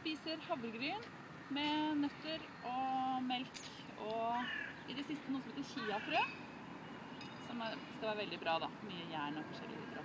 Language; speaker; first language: Norwegian; native; Norwegian